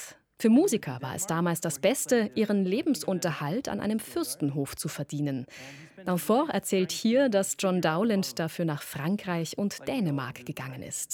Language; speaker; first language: German; native; German